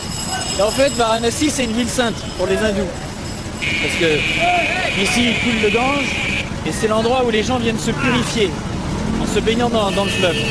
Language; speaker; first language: French; native; French